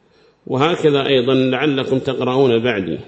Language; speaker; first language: Arabic; native; Arabic